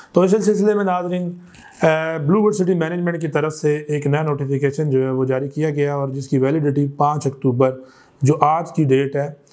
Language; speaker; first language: Urdu; non-native, local second language; Punjabi